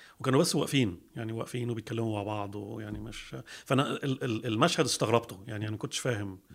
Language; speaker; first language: Arabic; early bilingual, heritage; Arabic